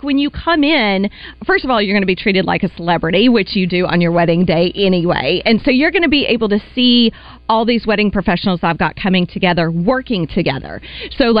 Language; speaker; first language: English; native; English